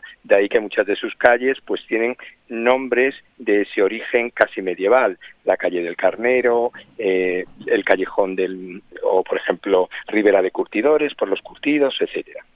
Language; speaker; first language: Spanish; native; Spanish